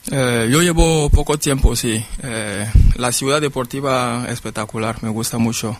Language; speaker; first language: Spanish; non-native, fluent; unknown